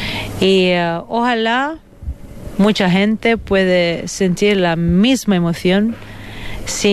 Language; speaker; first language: Spanish; non-native, fluent; Italian